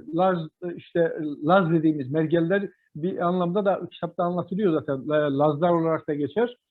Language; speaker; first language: Turkish; non-native, local second language; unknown